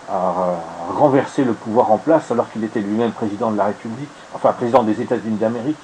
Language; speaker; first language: French; native; French